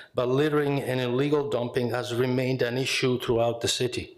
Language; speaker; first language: English; non-native, fluent; Italian